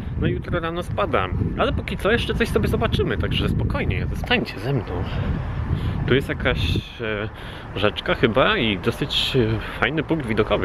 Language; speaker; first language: Polish; native; Polish